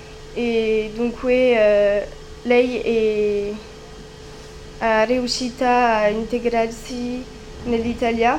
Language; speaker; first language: Italian; non-native, learner; French